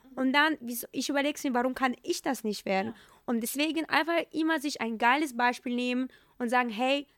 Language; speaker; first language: German; non-native, fluent; Ukrainian